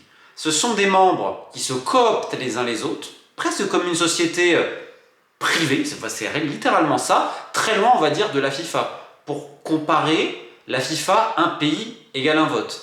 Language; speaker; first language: French; native; French